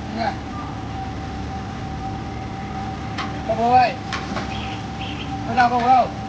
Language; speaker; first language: Chinese; non-native, local second language; Cantonese